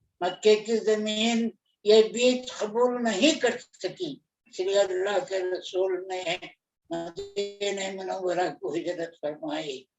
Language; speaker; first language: Urdu; native; Urdu